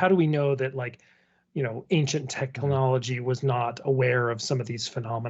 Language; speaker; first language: English; native; English